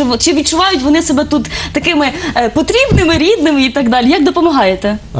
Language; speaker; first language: Ukrainian; native; Ukrainian